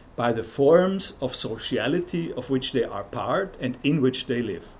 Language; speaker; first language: English; non-native, fluent; German